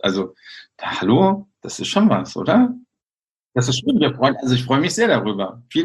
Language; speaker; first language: German; native; German